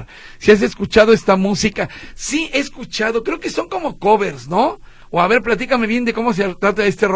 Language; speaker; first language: Spanish; native; Spanish